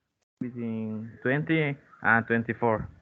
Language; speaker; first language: English; non-native, learner; Spanish